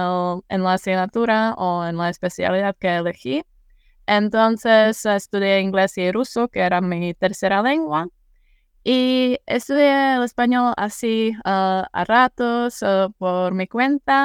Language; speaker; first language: Spanish; non-native, fluent; Czech